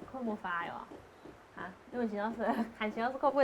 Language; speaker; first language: Chinese; native; Chinese